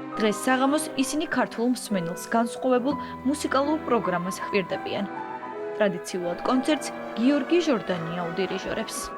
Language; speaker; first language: Georgian; native; Georgian